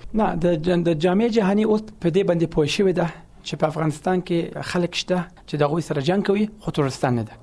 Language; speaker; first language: Pashto; non-native, local second language; Persian